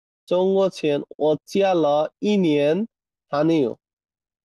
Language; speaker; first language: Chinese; non-native, learner; Bangla